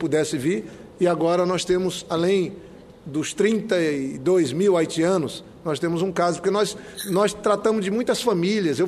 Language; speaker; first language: Portuguese; native; Portuguese